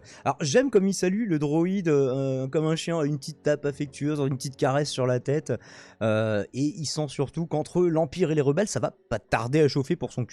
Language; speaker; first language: French; native; French